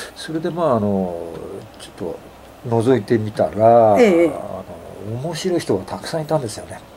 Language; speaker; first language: Japanese; native; Japanese